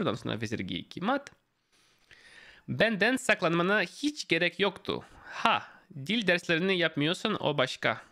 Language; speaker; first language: Turkish; non-native, fluent; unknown